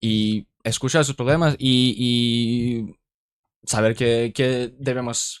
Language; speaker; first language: Spanish; non-native, learner; English